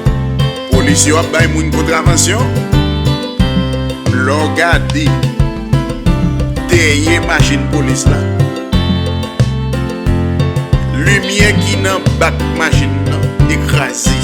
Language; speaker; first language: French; non-native, learner; Haitian Creole